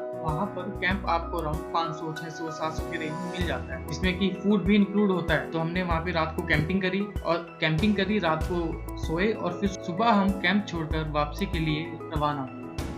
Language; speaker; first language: Hindi; native; Hindi